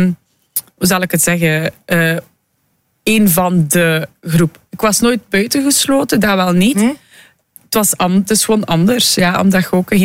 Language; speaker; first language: Dutch; non-native, fluent; Russian